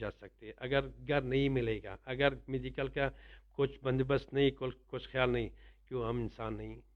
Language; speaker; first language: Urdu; non-native, learner; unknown